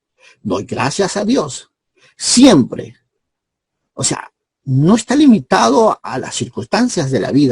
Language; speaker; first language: Spanish; native; Spanish